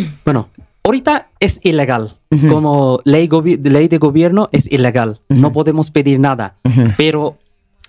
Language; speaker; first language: Spanish; non-native, learner; Bangla